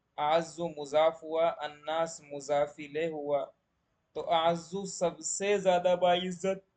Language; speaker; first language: Urdu; native; Urdu